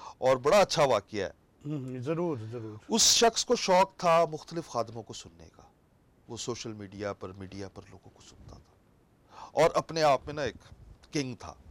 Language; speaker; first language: Urdu; non-native, local second language; Punjabi